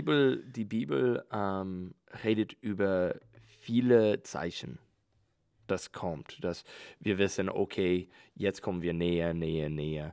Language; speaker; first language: German; non-native, learner; English